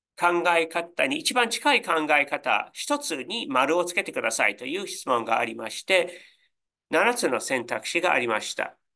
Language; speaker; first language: Japanese; non-native, fluent; English